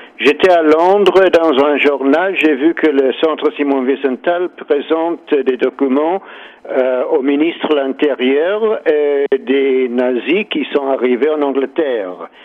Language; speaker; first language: French; non-native, learner; English